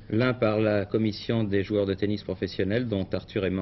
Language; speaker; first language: French; native; French